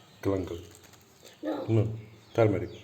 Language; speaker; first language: English; non-native, learner; Polish